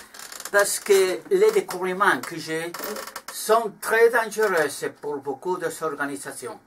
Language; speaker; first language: French; non-native, learner; Spanish